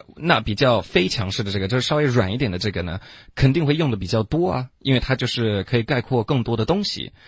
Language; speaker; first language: Chinese; non-native, fluent; English